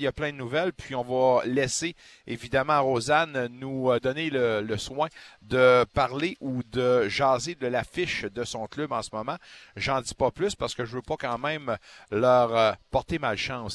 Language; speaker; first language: French; native; French